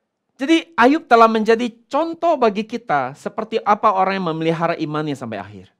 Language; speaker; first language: Indonesian; native; Indonesian